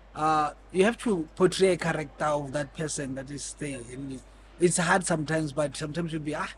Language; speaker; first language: English; non-native, local second language; Tswana